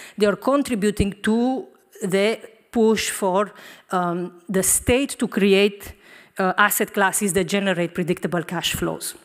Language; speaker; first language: English; non-native, fluent; Romanian